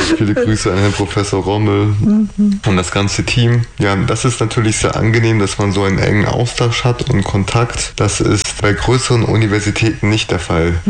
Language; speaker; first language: German; early bilingual, other home language; Polish